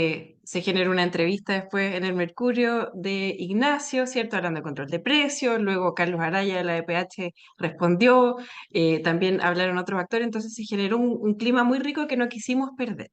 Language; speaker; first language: Spanish; native; Spanish